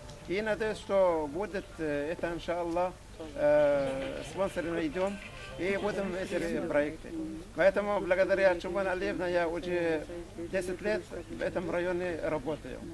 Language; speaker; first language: Russian; non-native, fluent; Arabic